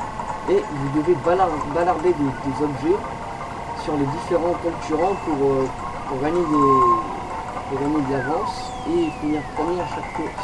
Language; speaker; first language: French; native; French